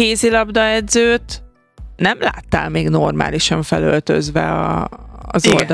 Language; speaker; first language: Hungarian; native; Hungarian